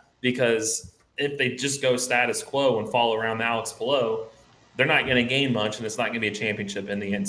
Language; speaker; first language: English; native; English